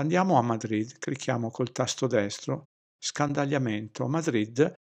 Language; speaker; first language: Italian; native; Italian